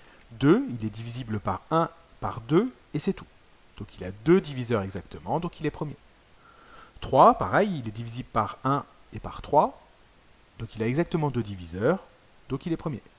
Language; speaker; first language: French; native; French